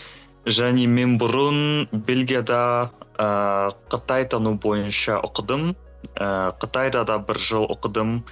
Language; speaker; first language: Kazakh; non-native, learner; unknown